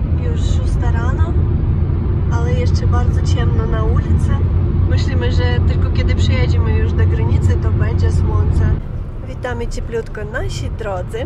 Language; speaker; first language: Polish; non-native, learner; Ukrainian